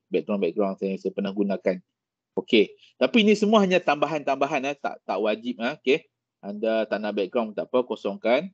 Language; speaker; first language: Malay; native; Malay